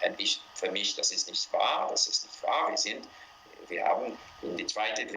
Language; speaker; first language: German; non-native, fluent; English